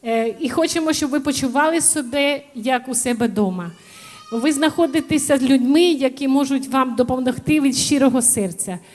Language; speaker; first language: Ukrainian; native; Ukrainian